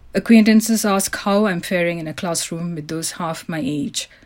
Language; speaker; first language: English; non-native, local second language; Malayalam